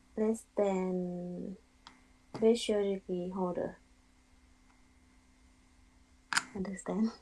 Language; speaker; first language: English; non-native, learner; Thai